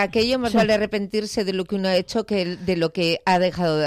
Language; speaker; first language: Spanish; native; Spanish